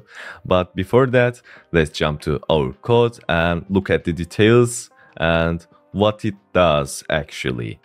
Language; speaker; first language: English; non-native, fluent; Turkish